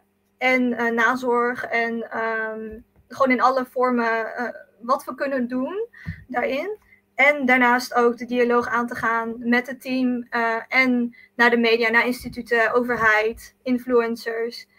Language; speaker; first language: Dutch; early bilingual, other home language; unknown